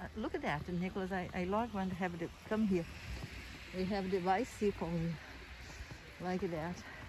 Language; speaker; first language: English; non-native, learner; Portuguese